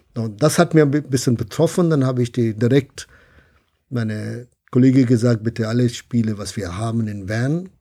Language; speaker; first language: German; non-native, fluent; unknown